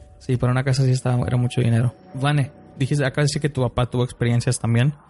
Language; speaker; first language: Spanish; early bilingual, heritage; Spanish